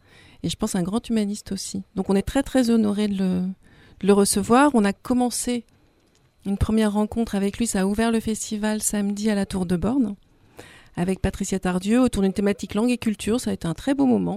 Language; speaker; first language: French; native; French